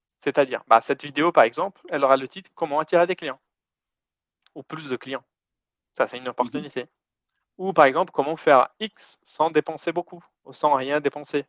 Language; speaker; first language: French; non-native, fluent; Portuguese